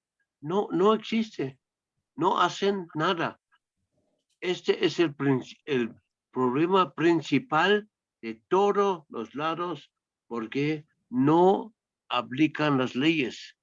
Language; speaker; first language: Spanish; non-native, fluent; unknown